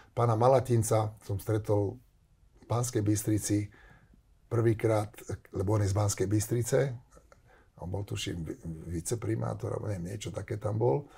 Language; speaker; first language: Slovak; non-native, local second language; Hungarian